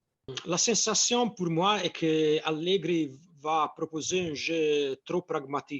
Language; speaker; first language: French; non-native, fluent; Italian